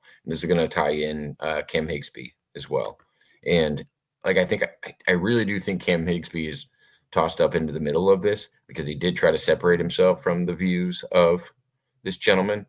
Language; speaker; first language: English; native; English